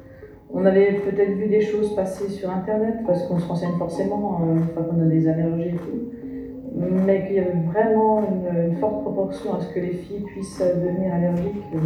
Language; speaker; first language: French; native; French